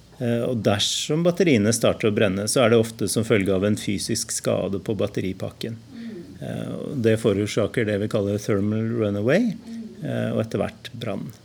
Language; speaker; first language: Norwegian; native; Norwegian